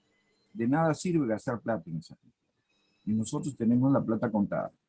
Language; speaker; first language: Spanish; native; Spanish